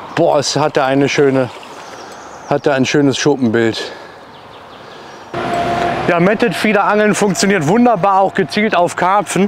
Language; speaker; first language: German; native; German